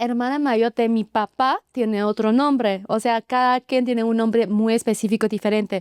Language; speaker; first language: Spanish; non-native, fluent; Chinese